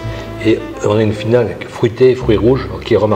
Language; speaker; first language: French; native; French